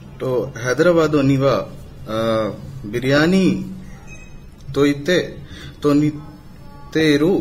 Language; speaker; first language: Japanese; non-native, learner; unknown